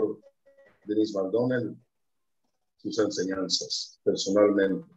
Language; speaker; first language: Spanish; native; Spanish